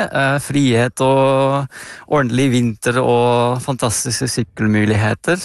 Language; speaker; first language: Norwegian; non-native, fluent; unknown